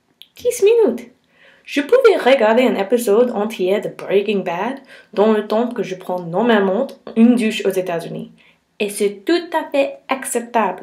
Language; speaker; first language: French; non-native, learner; English